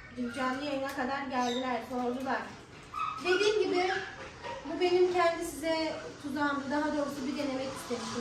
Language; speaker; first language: Turkish; native; Turkish